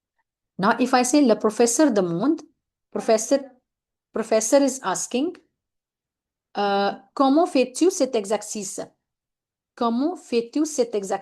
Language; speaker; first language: French; non-native, fluent; Hindi